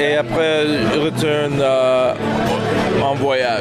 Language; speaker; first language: French; non-native, learner; English